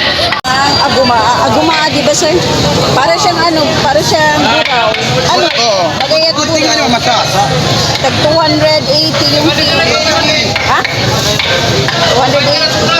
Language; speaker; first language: Filipino; non-native, local second language; Waray